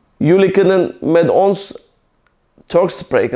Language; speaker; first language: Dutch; non-native, fluent; Turkish